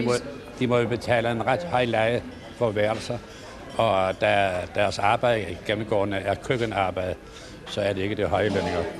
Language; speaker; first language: Danish; native; Danish